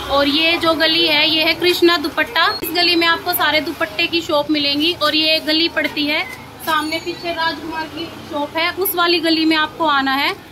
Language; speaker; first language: Hindi; native; Hindi